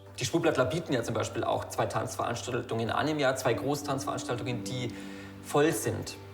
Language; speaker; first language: German; native; German